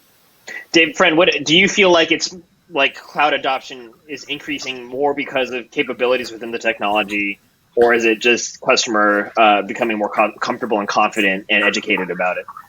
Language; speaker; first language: English; native; English